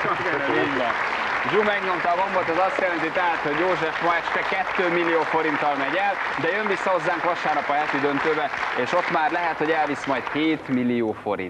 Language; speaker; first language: Hungarian; native; Hungarian